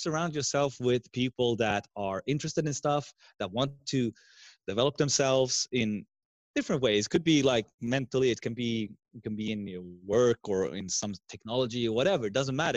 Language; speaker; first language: English; non-native, fluent; Swedish